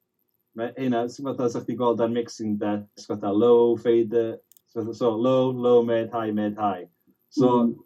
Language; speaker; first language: Welsh; native; Welsh